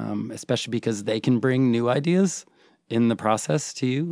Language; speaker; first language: English; native; English